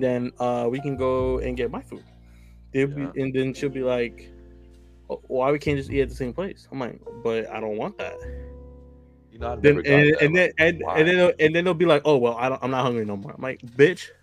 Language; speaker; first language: English; native; English